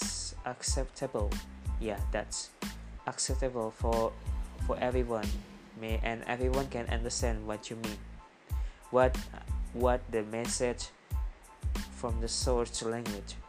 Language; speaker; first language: English; non-native, learner; Indonesian